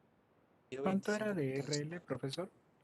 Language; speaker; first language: Spanish; native; Spanish